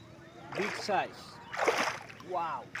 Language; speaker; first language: English; non-native, learner; Bangla